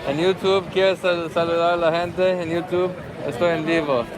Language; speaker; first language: Spanish; non-native, learner; English